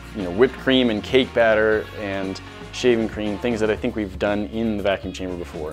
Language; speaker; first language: English; native; English